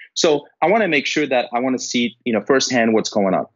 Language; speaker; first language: English; non-native, fluent; Arabic